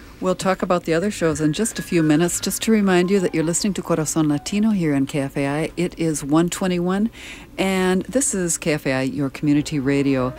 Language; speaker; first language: English; native; English